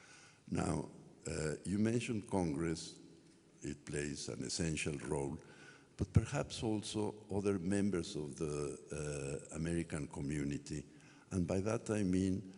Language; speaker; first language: English; non-native, fluent; Spanish